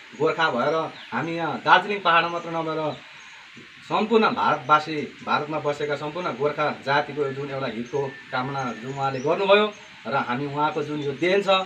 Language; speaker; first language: Nepali; native; Nepali